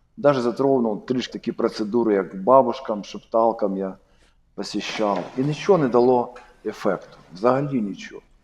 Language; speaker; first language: Ukrainian; non-native, local second language; Russian